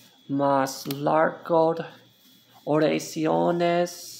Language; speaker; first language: Spanish; non-native, learner; English